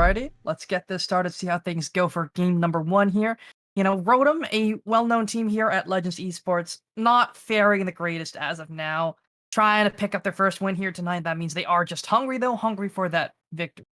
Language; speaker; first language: English; native; English